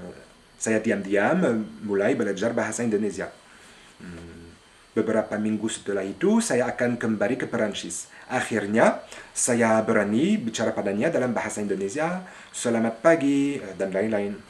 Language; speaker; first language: Indonesian; non-native, fluent; French